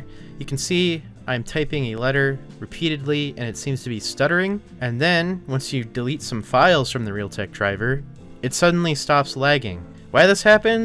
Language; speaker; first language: English; native; English